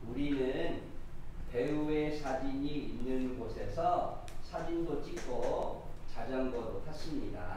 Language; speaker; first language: Korean; non-native, fluent; Vietnamese